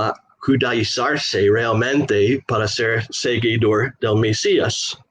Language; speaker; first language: Spanish; non-native, fluent; English